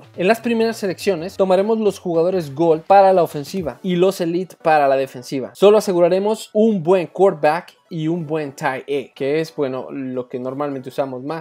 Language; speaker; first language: Spanish; native; Spanish